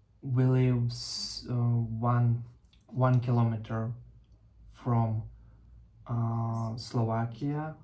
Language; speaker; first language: English; non-native, learner; Russian